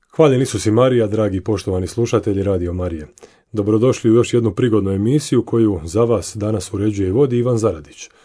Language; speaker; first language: Croatian; native; Croatian